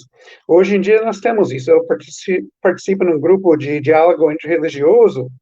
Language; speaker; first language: Portuguese; non-native, fluent; English